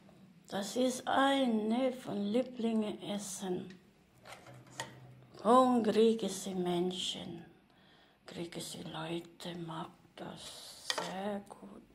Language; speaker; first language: German; non-native, learner; Filipino